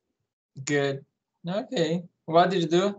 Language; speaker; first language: English; non-native, fluent; Portuguese